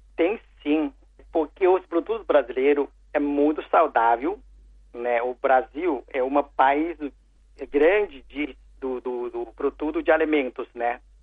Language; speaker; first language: Portuguese; non-native, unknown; Chinese